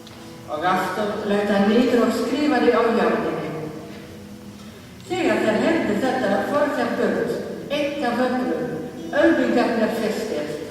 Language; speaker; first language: Icelandic; non-native, learner; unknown